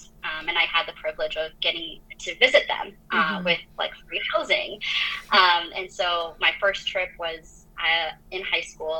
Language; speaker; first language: English; native; English